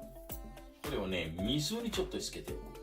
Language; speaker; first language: Japanese; non-native, fluent; Sinhala